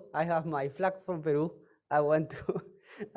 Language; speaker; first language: English; non-native, fluent; Spanish